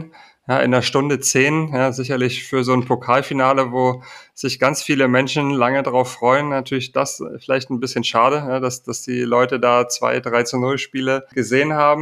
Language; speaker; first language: German; native; German